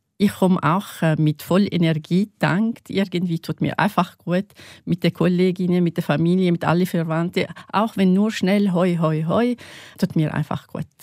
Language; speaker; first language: German; non-native, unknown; Arabic